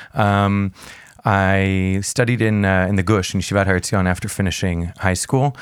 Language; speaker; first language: English; native; English